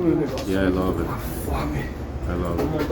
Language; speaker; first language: English; non-native, fluent; Portuguese